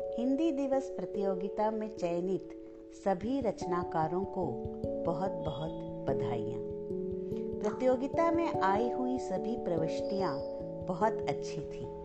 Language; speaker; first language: Hindi; non-native, local second language; Kannada